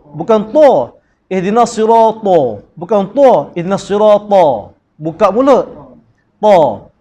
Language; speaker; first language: Malay; native; Malay